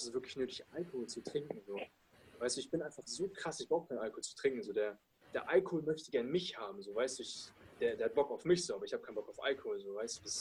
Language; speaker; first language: German; early bilingual, other home language; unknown